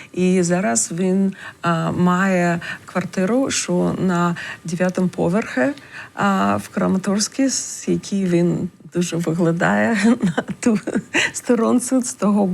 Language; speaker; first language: Ukrainian; non-native, learner; English